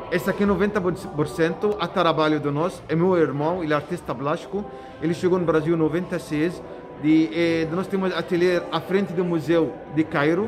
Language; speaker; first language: Portuguese; non-native, learner; Arabic